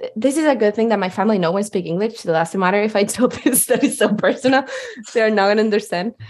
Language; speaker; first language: English; non-native, fluent; Spanish